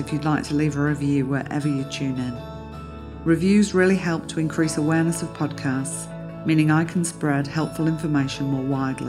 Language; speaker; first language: English; native; English